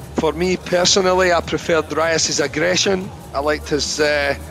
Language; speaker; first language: English; native; English